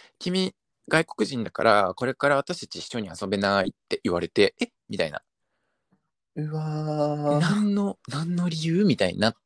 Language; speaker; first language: Japanese; early bilingual, other home language; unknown